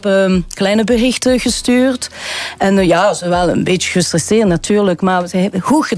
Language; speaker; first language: Dutch; non-native, local second language; French